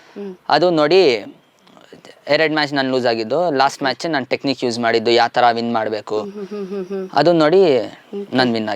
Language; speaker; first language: Kannada; non-native, local second language; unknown